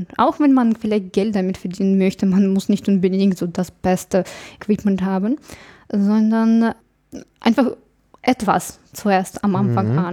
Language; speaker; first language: German; non-native, fluent; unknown